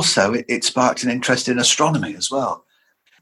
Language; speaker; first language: English; native; English